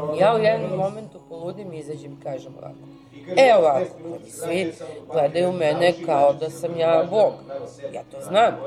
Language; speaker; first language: Serbian; native; Serbian